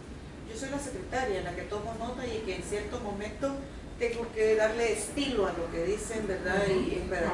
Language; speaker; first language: Spanish; native; Spanish